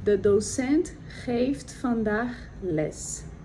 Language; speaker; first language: Dutch; non-native, fluent; Portuguese